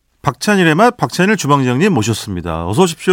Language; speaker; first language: Korean; native; Korean